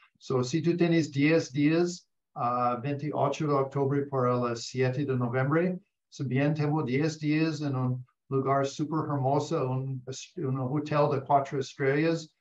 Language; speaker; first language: Spanish; non-native, learner; English